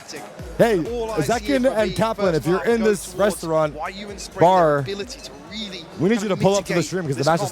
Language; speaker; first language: English; native; English